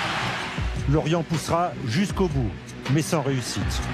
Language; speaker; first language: French; native; French